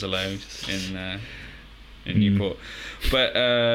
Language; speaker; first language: English; native; English